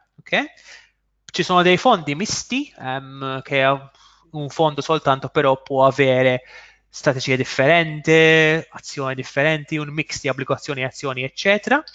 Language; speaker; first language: Italian; non-native, fluent; Maltese